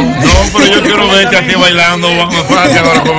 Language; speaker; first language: Spanish; native; Spanish